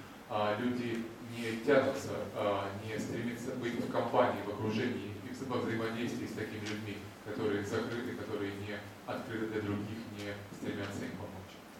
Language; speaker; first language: Russian; native; Russian